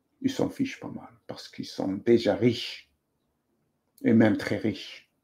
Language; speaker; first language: French; non-native, local second language; Arabic